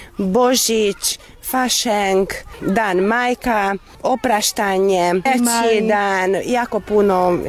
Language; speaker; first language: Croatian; non-native, local second language; Hungarian